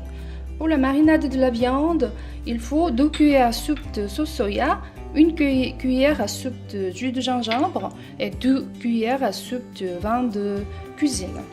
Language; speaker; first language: French; non-native, fluent; Korean